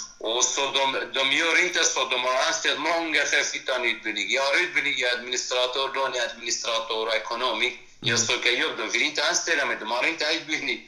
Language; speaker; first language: Swedish; non-native, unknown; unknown